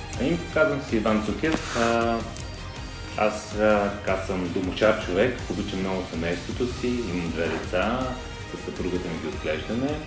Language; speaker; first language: Bulgarian; native; Bulgarian